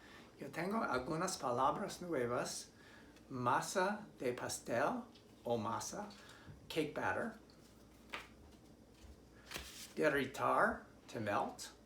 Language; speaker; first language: Spanish; non-native, learner; English